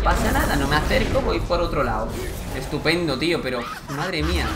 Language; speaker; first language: Spanish; native; Spanish